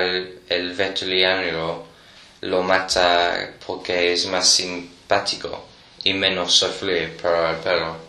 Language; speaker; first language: Spanish; non-native, learner; English